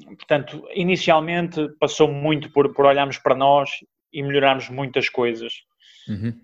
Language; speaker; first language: Portuguese; native; Portuguese